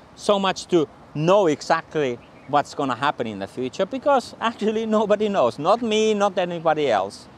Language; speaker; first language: English; non-native, fluent; Finnish